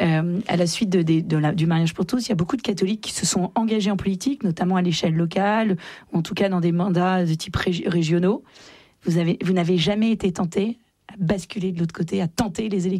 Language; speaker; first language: French; native; French